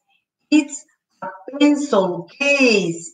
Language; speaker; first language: English; non-native, fluent; Spanish